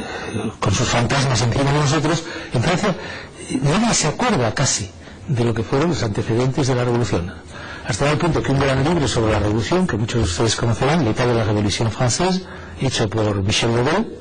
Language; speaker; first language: Spanish; native; Spanish